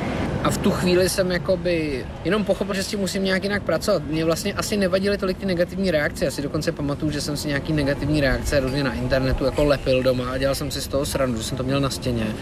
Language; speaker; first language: Czech; native; Czech